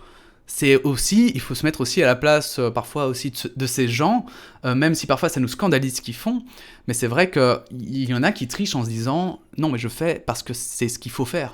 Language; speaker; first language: French; native; French